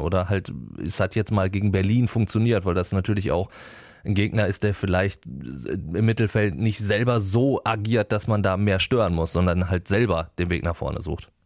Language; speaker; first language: German; native; German